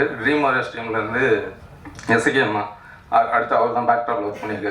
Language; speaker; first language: Tamil; native; Tamil